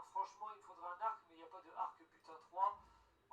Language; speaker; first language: French; native; French